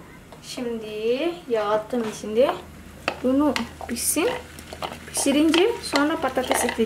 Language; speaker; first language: Turkish; non-native, learner; Indonesian